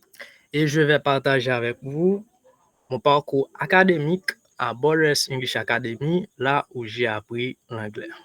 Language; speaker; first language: French; non-native, local second language; Haitian Creole